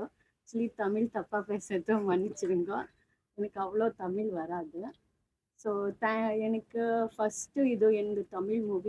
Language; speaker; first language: Tamil; non-native, learner; Kannada